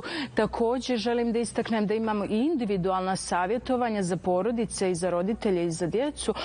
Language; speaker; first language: Serbian; native; Serbian